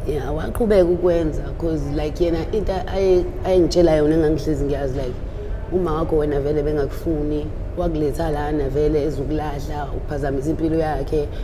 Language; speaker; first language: Zulu; native; Zulu